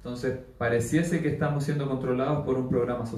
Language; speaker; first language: Spanish; native; Spanish